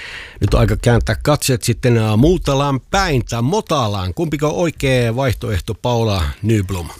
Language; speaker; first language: Finnish; native; Finnish